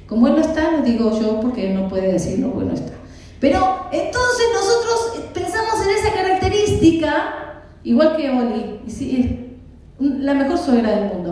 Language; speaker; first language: Spanish; native; Spanish